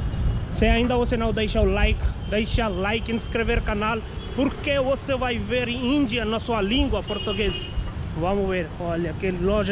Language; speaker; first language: Portuguese; non-native, learner; Hindi